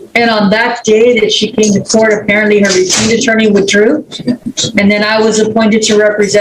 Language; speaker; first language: English; native; English